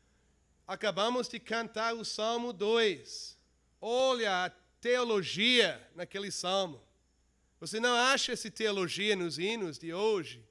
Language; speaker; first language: Portuguese; non-native, fluent; English